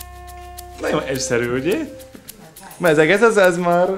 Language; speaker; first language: Hungarian; non-native, learner; English